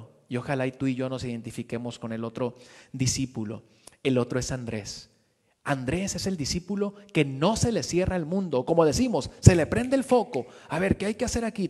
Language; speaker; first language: Spanish; native; Spanish